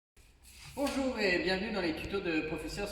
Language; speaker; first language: French; native; French